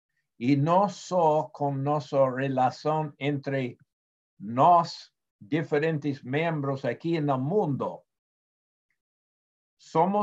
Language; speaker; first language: Portuguese; non-native, fluent; Spanish